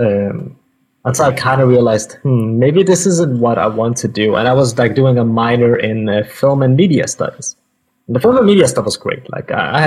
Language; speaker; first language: English; non-native, fluent; Danish